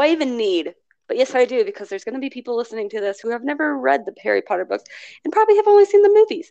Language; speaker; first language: English; native; English